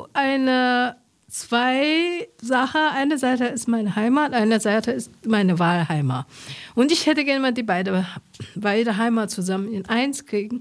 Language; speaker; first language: German; non-native, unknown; Chinese